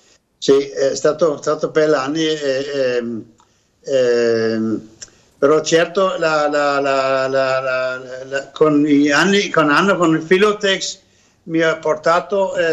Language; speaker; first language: Italian; non-native, learner; Danish